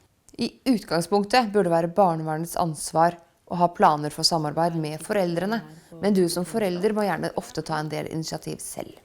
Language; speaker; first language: Norwegian; native; Norwegian